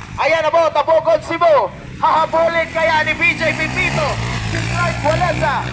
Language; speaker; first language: Filipino; non-native, local second language; Cebuano